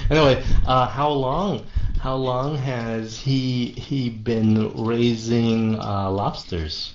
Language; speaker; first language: English; non-native, fluent; Vietnamese